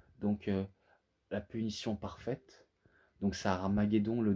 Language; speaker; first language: French; native; French